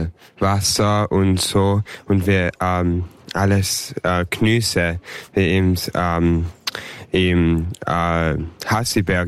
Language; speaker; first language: German; early bilingual, heritage; English